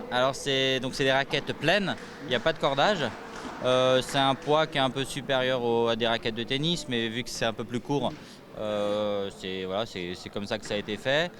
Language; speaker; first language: French; native; French